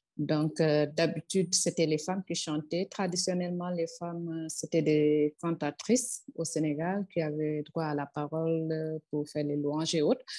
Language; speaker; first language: French; non-native, local second language; Wolof